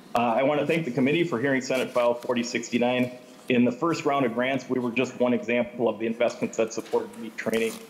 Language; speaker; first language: English; native; English